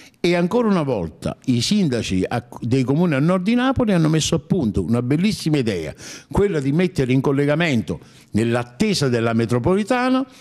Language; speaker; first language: Italian; native; Italian